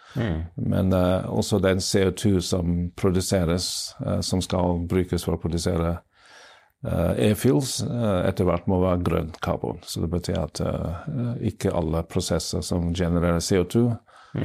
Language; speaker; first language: Norwegian; non-native, fluent; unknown